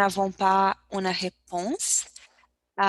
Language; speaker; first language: French; non-native, learner; Portuguese